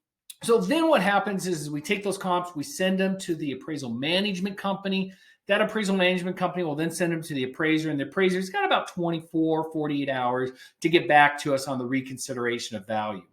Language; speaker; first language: English; native; English